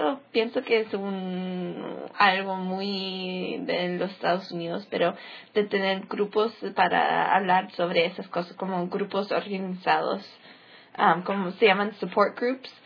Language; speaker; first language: Spanish; early bilingual, heritage; English